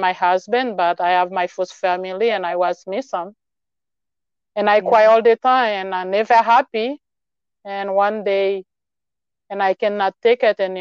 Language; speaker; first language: English; non-native, learner; Haitian Creole